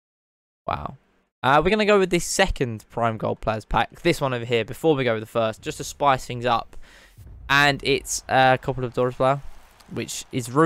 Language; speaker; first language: English; native; English